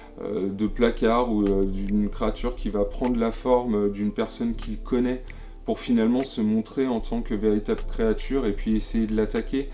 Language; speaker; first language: French; native; French